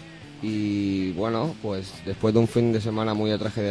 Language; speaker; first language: Spanish; native; Spanish